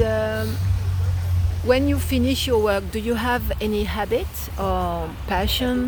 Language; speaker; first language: English; non-native, fluent; French